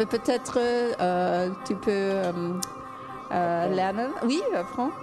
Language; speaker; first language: French; non-native, learner; German